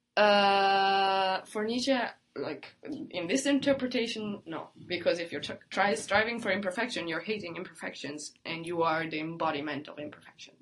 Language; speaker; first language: English; early bilingual, other home language; Italian